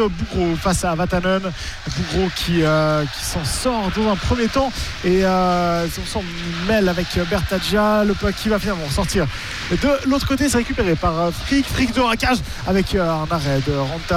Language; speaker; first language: French; native; French